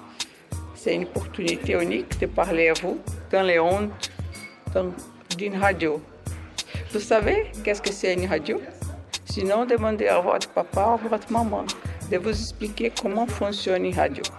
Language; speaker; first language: French; non-native, learner; Portuguese